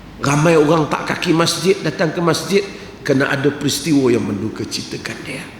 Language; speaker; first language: Malay; native; Malay